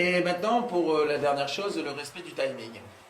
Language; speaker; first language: French; native; French